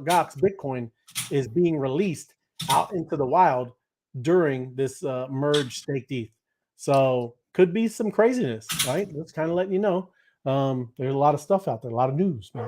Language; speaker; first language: English; native; English